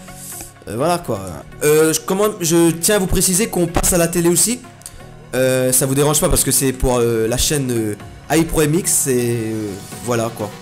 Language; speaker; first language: French; native; French